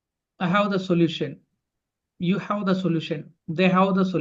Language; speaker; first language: English; non-native, fluent; Telugu